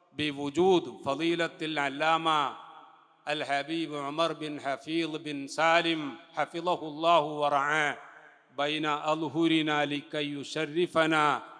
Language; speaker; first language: Arabic; non-native, fluent; Malayalam